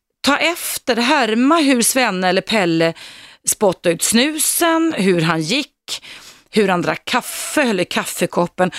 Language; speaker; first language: Swedish; native; Swedish